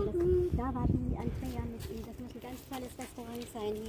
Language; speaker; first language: German; native; German